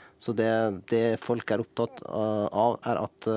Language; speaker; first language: Norwegian; non-native, fluent; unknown